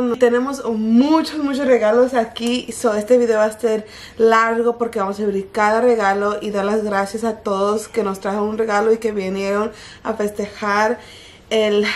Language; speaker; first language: Spanish; early bilingual, heritage; Spanish